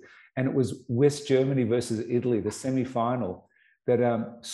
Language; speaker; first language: English; native; English